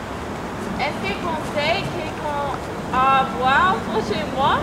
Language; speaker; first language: French; non-native, learner; English